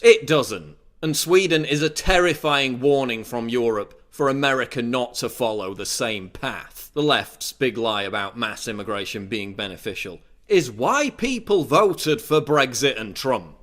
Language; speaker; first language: English; native; English